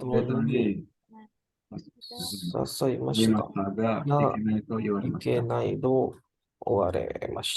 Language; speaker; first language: Japanese; non-native, learner; Indonesian